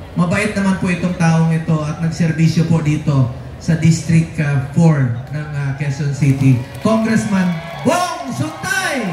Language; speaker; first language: Filipino; non-native, local second language; Cebuano